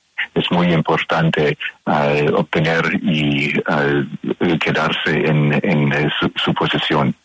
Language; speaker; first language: Spanish; non-native, learner; English